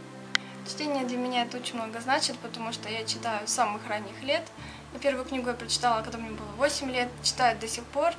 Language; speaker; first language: Russian; native; Russian